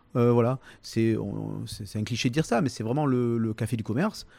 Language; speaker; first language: French; native; French